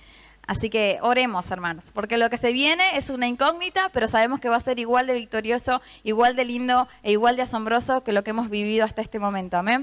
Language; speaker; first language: Spanish; native; Spanish